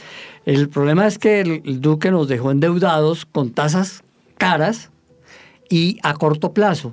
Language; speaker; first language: Spanish; native; Spanish